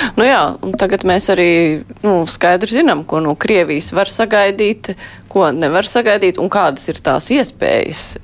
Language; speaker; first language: Latvian; native; Latvian